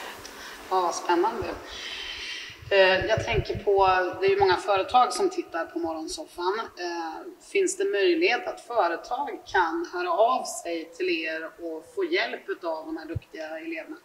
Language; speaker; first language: Swedish; native; Swedish